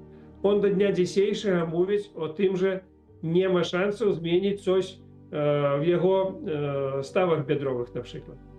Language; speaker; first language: Polish; non-native, learner; Russian